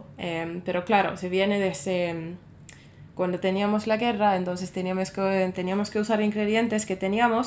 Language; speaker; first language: Spanish; non-native, fluent; Finnish